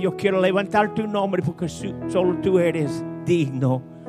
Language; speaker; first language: Spanish; non-native, fluent; English